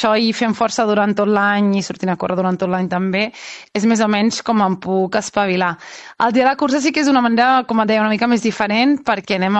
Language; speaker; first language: Catalan; native; Catalan